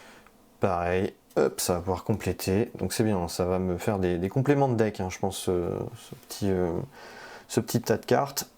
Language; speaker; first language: French; native; French